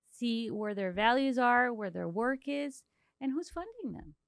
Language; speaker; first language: English; early bilingual, other home language; Spanish